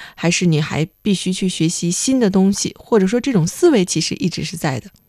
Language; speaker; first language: Chinese; native; Chinese